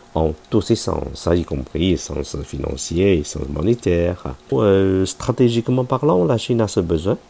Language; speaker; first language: French; non-native, fluent; Chinese